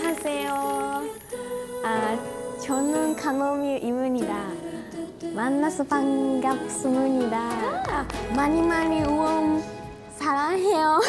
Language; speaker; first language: Korean; non-native, learner; Japanese